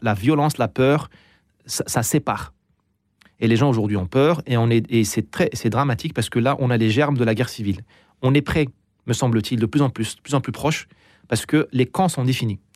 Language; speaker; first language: French; non-native, local second language; Arabic